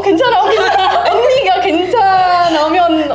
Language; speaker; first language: Korean; non-native, learner; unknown